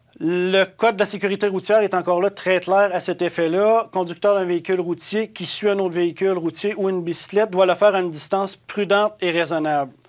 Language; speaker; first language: French; native; French